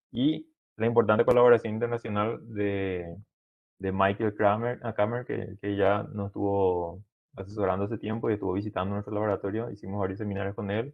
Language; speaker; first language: Spanish; native; Spanish